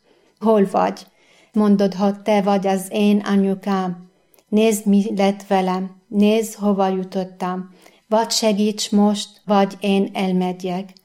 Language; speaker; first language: Hungarian; non-native, learner; Arabic